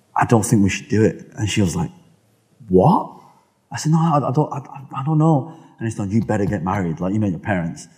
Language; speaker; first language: English; native; English